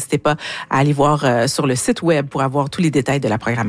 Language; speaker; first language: French; native; French